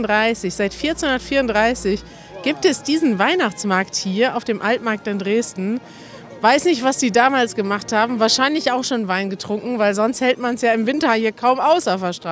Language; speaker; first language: German; native; German